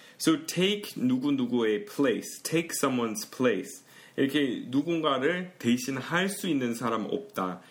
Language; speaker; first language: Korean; early bilingual, heritage; Korean